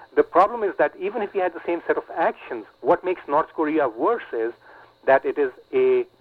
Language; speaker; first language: English; non-native, local second language; Urdu